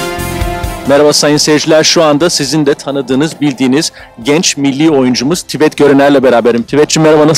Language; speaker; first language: Turkish; native; Turkish